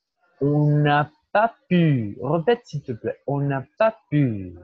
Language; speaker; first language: French; non-native, fluent; Portuguese